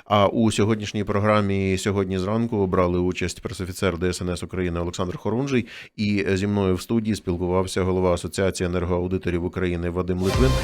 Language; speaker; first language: Ukrainian; native; Ukrainian